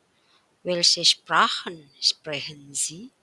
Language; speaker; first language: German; non-native, fluent; Indonesian